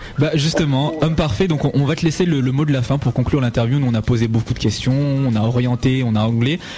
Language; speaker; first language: French; native; French